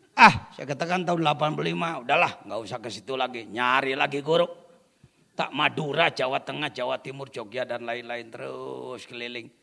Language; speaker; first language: Indonesian; non-native, local second language; Sundanese